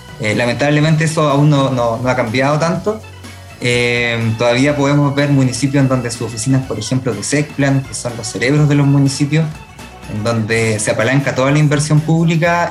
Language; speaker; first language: Spanish; native; Spanish